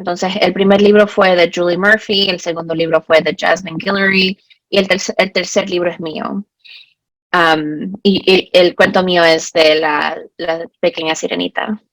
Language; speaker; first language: Spanish; early bilingual, heritage; Spanish